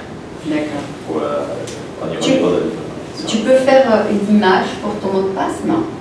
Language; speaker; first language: French; non-native, local second language; Arabic